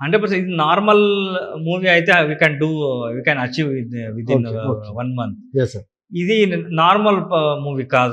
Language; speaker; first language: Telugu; non-native, learner; Kannada